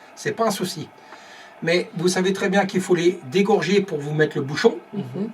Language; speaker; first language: French; native; French